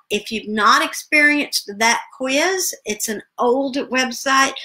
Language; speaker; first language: English; native; English